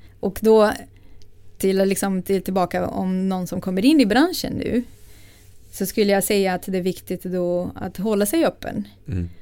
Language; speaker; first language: Swedish; non-native, fluent; Portuguese